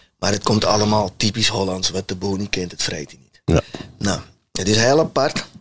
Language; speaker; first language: Dutch; native; Dutch